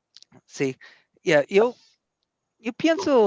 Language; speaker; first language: Spanish; non-native, learner; English